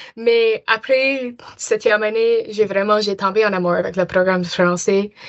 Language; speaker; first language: French; non-native, local second language; English